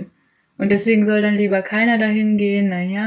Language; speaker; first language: German; native; German